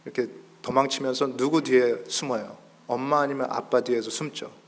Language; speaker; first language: Korean; early bilingual, heritage; Korean